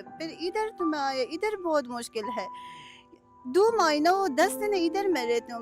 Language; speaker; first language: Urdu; non-native, learner; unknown